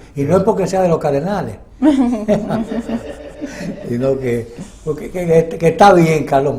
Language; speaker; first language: Spanish; native; Spanish